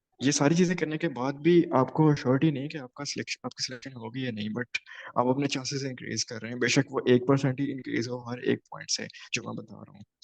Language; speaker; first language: Urdu; non-native, local second language; Punjabi